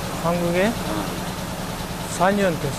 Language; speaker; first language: Korean; non-native, learner; Kyrgyz